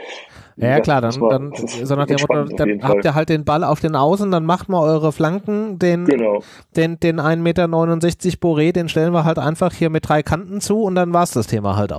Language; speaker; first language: German; native; German